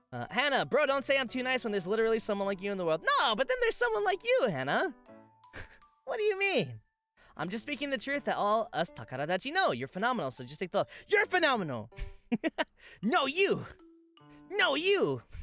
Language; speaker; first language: English; native; English